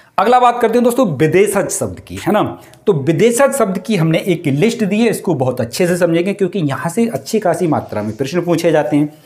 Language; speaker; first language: Hindi; native; Hindi